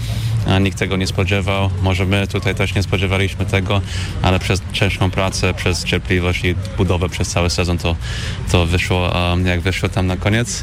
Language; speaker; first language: Polish; non-native, fluent; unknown